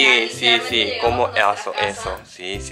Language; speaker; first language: Spanish; non-native, learner; Japanese